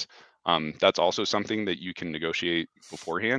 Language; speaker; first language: English; native; English